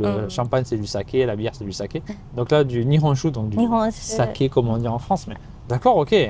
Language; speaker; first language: French; native; French